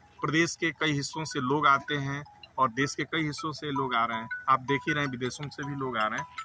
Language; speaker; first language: Hindi; native; Hindi